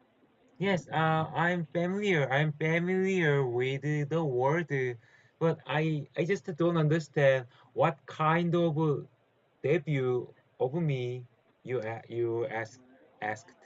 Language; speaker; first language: English; non-native, learner; Korean